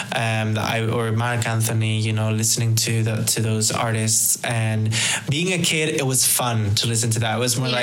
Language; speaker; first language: English; early bilingual, other home language; Spanish